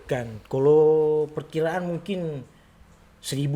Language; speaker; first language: Indonesian; non-native, local second language; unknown